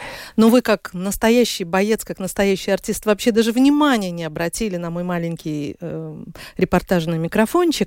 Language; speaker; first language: Russian; native; Russian